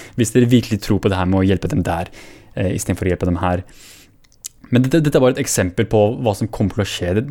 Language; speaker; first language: Norwegian; early bilingual, other home language; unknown